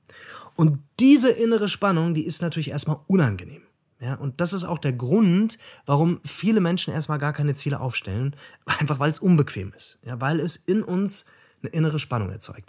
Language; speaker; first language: German; native; German